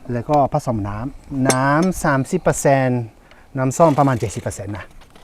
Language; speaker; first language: Thai; native; Thai